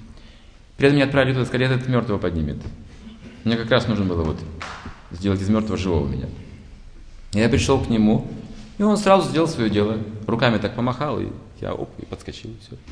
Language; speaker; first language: Russian; native; Russian